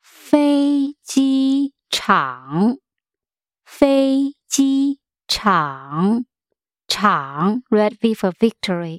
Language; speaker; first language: English; non-native, fluent; Chinese